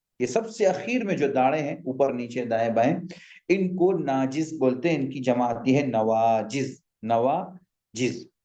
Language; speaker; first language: Urdu; native; Urdu